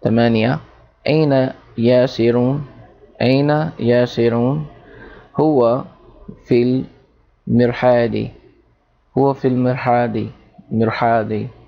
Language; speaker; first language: Arabic; non-native, fluent; English